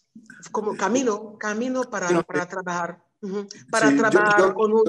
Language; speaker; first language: Spanish; non-native, learner; Haitian Creole